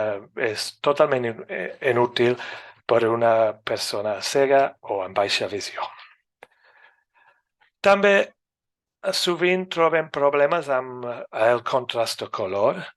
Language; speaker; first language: Catalan; non-native, fluent; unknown